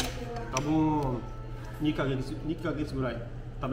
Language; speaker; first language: Japanese; non-native, learner; Portuguese